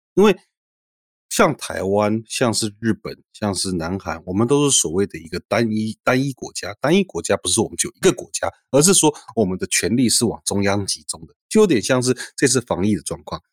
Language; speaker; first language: Chinese; native; Chinese